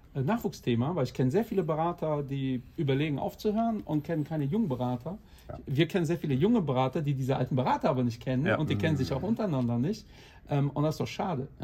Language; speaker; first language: German; non-native, fluent; Portuguese